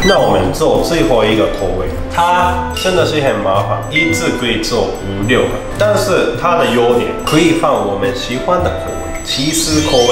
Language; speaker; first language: Chinese; non-native, fluent; Japanese